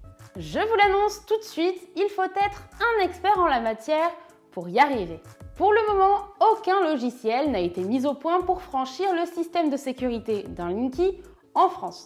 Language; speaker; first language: French; native; French